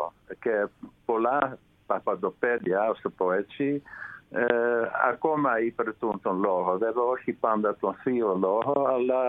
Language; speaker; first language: Greek; non-native, fluent; Dutch